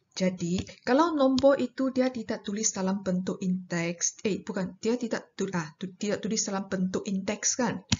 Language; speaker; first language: Malay; non-native, local second language; Chinese